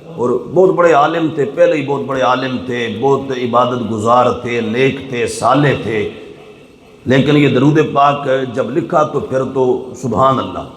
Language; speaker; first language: Urdu; non-native, local second language; Northern Hindko